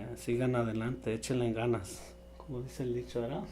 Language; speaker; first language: Spanish; early bilingual, other home language; English